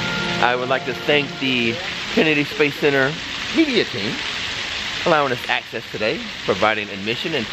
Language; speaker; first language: English; native; English